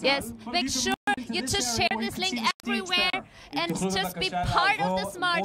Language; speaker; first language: English; non-native, fluent; German